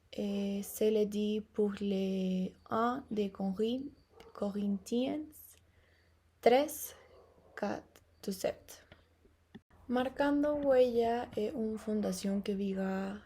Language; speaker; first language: French; non-native, learner; Spanish